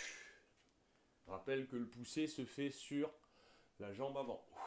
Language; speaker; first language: French; native; French